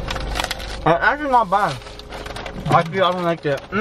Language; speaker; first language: English; native; English